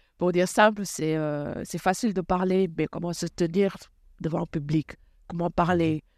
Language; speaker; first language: French; non-native, local second language; Wolof